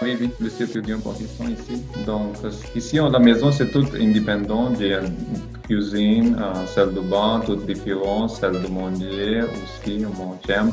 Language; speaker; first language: French; non-native, learner; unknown